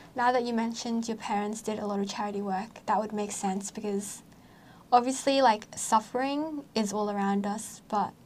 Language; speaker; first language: English; native; English